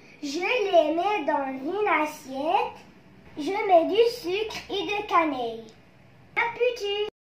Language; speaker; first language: French; non-native, learner; Arabic